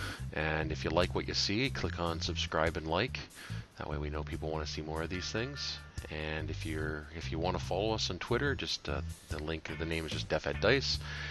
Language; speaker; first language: English; native; English